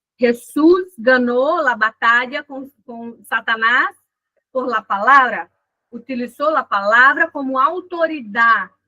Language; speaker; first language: Spanish; non-native, fluent; Portuguese